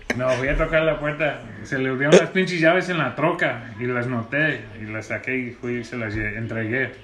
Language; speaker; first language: Spanish; early bilingual, heritage; Spanish